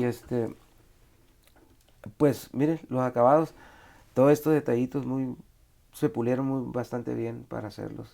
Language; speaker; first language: Spanish; native; Spanish